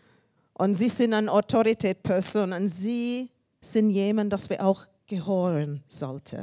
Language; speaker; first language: German; non-native, learner; English